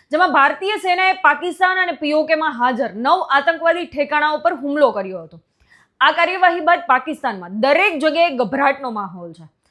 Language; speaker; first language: Gujarati; native; Gujarati